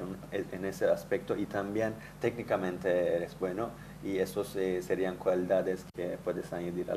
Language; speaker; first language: Spanish; non-native, fluent; Turkish